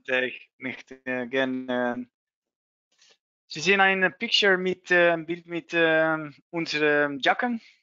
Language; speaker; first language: German; non-native, learner; Dutch